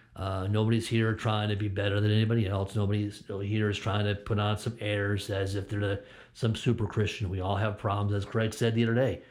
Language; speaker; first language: English; native; English